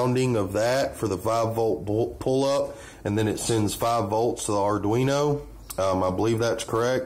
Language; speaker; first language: English; native; English